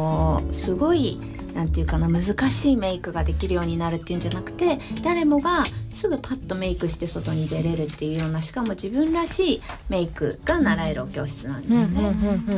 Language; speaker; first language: Japanese; native; Japanese